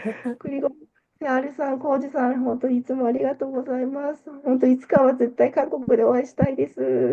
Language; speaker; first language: Japanese; non-native, fluent; Korean